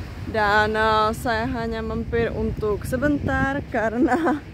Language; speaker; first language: Indonesian; non-native, fluent; Czech